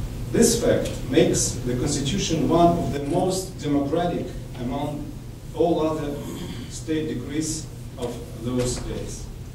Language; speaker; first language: English; non-native, fluent; Ukrainian